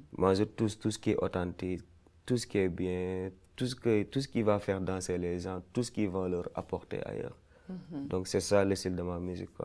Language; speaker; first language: French; non-native, local second language; Fula